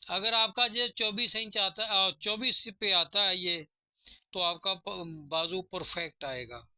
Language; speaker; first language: Urdu; non-native, local second language; Punjabi